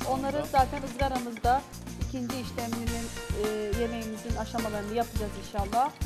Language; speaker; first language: Turkish; non-native, fluent; Arabic